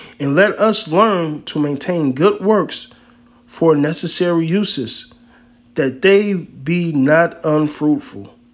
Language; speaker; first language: English; native; English